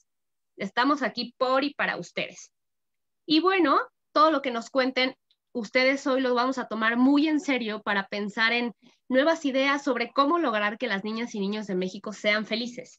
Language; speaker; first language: Spanish; native; Spanish